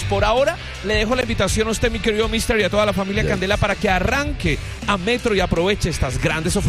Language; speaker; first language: Spanish; native; Spanish